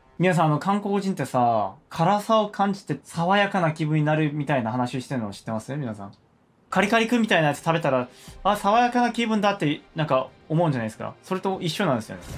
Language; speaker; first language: Japanese; non-native, fluent; Korean